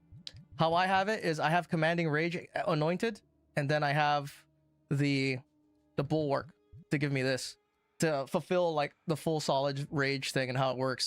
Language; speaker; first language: English; native; English